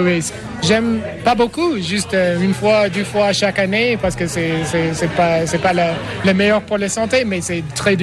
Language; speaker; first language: French; non-native, learner; English